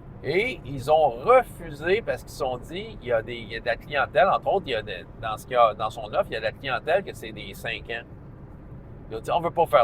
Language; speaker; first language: French; native; French